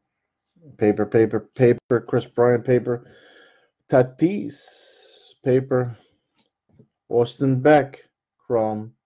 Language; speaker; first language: English; native; English